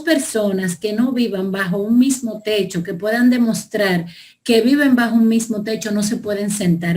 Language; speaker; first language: Spanish; native; Spanish